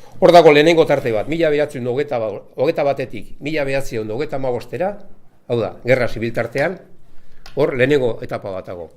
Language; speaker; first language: Basque; native; Basque